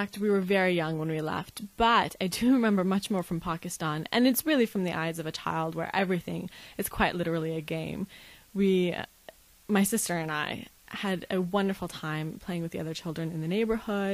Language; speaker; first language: English; native; English